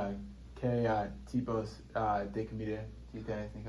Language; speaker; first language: Spanish; non-native, learner; English